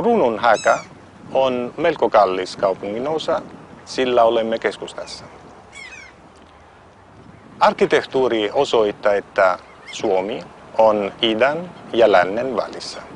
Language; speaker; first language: Finnish; non-native, fluent; Italian